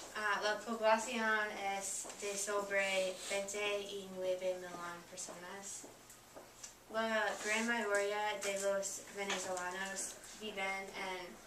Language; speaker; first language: Spanish; non-native, learner; English